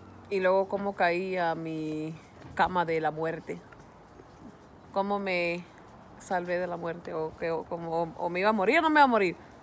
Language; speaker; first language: Spanish; early bilingual, heritage; Spanish